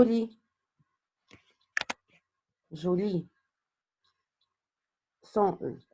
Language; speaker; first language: French; non-native, fluent; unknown